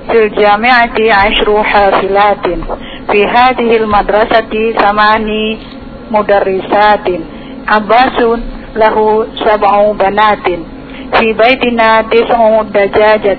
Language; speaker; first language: Arabic; non-native, learner; Indonesian